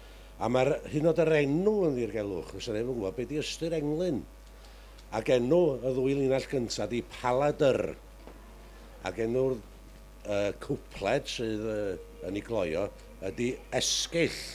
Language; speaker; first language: Welsh; native; Welsh